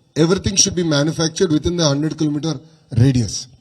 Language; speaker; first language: English; non-native, local second language; Telugu